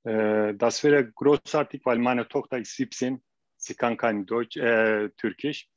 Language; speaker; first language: German; non-native, learner; Turkish